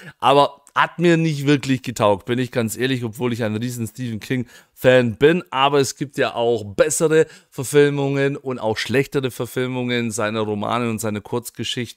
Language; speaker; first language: German; native; German